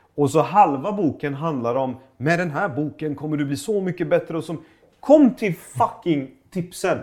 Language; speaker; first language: Swedish; early bilingual, other home language; Persian